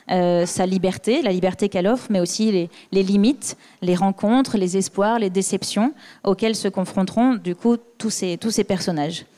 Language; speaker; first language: French; native; French